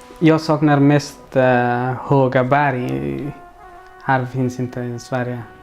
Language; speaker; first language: Swedish; non-native, learner; Persian